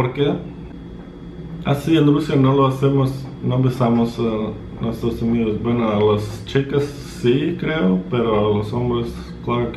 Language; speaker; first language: Spanish; non-native, fluent; Russian